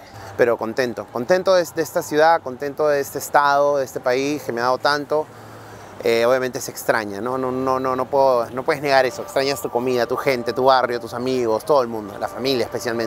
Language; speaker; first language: Spanish; native; Spanish